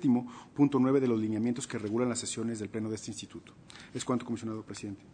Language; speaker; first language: Spanish; native; Spanish